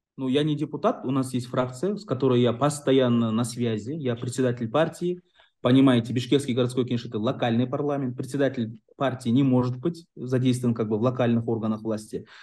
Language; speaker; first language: Russian; non-native, local second language; Kyrgyz